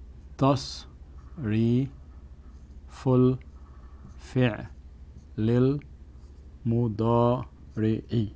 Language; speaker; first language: Arabic; non-native, fluent; English